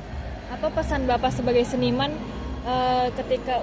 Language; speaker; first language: Indonesian; native; Indonesian